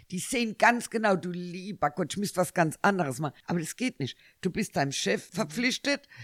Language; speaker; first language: German; native; German